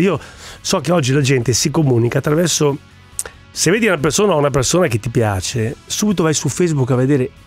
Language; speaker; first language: Italian; native; Italian